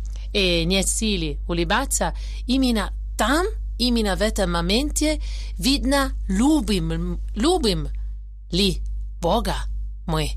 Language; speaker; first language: Russian; non-native, fluent; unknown